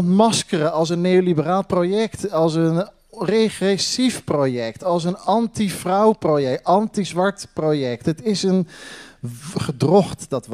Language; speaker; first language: Dutch; native; Dutch